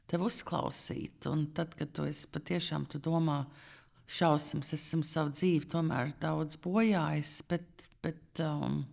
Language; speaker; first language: Latvian; early bilingual, heritage; Latvian